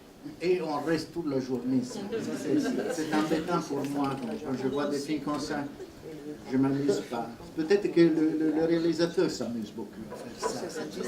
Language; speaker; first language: French; non-native, fluent; Italian